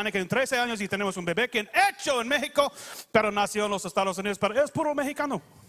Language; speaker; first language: Spanish; non-native, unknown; English